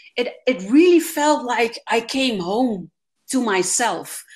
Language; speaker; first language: English; non-native, fluent; Dutch